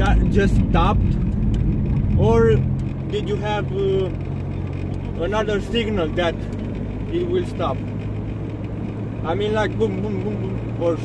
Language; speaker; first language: English; non-native, fluent; Romanian